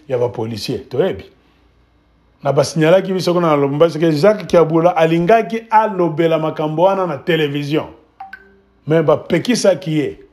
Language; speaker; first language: French; non-native, local second language; Swahili